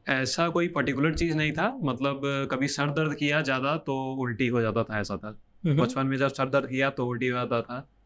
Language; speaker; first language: Hindi; native; Hindi